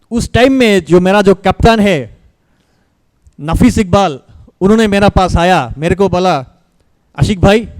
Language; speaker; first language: Hindi; non-native, learner; Bangla